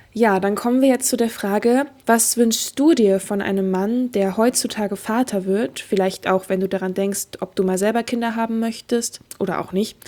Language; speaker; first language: German; native; German